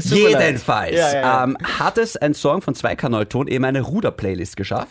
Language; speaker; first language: German; native; German